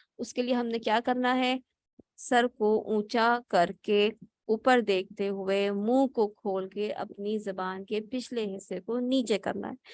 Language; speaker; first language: Urdu; native; Urdu